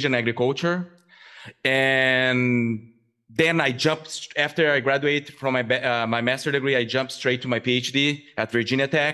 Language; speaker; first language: English; non-native, fluent; Portuguese